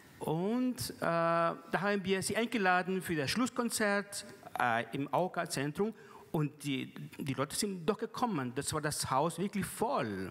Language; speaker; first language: German; non-native, fluent; Spanish